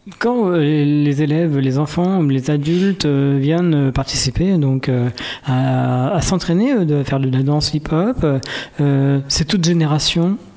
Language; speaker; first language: French; native; French